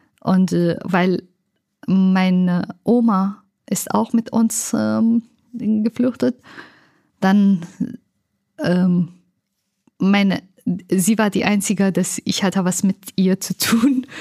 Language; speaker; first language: German; non-native, learner; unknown